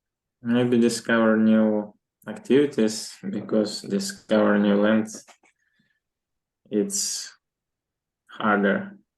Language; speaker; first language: English; non-native, learner; Russian